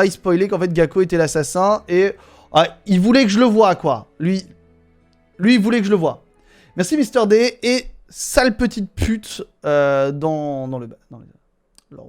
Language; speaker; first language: French; native; French